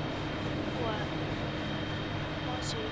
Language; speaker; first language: French; native; French